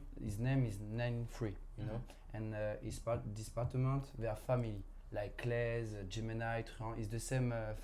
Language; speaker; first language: English; non-native, learner; French